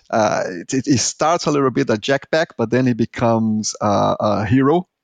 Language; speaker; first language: English; non-native, fluent; Portuguese